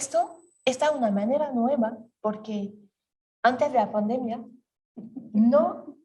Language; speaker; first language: Spanish; non-native, learner; French